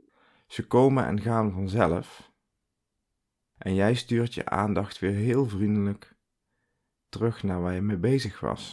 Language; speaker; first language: Dutch; native; Dutch